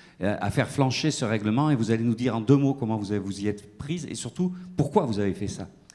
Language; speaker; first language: French; native; French